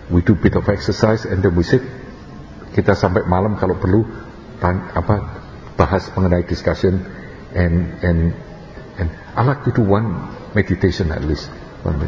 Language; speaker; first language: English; non-native, fluent; Indonesian